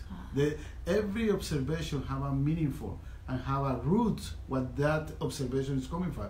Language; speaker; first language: English; non-native, fluent; Spanish